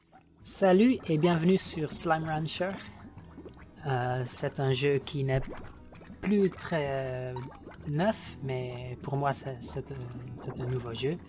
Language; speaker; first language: French; non-native, learner; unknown